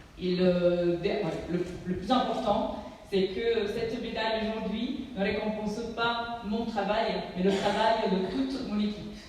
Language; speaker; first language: French; non-native, fluent; Italian